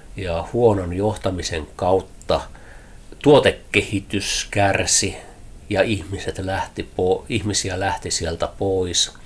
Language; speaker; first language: Finnish; native; Finnish